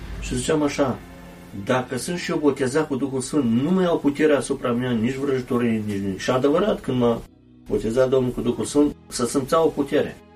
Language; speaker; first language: Romanian; early bilingual, heritage; Romanian